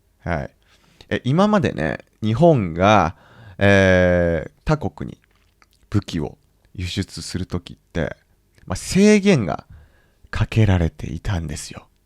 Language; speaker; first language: Japanese; native; Japanese